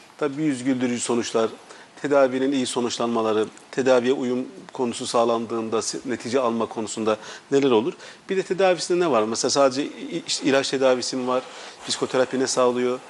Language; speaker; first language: Turkish; native; Turkish